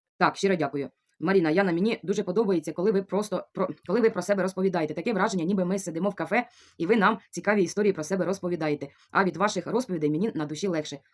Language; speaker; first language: Ukrainian; non-native, local second language; Russian